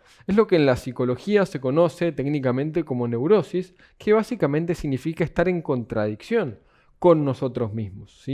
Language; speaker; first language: Spanish; native; Spanish